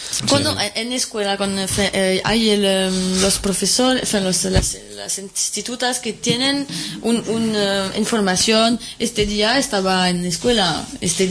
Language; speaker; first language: Spanish; non-native, fluent; French